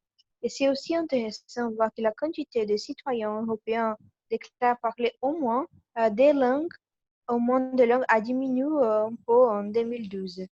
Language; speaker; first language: French; non-native, learner; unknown